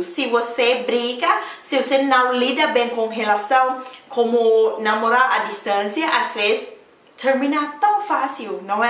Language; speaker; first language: Portuguese; non-native, learner; Thai